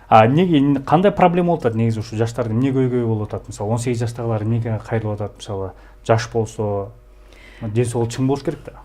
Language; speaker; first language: Kyrgyz; native; Kyrgyz